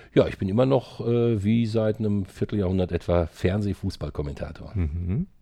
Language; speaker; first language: German; native; German